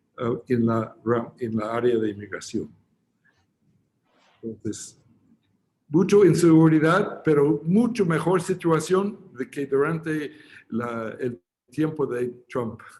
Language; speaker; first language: Spanish; non-native, fluent; English